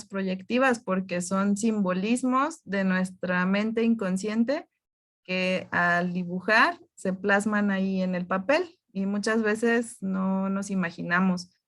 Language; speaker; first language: Spanish; native; Spanish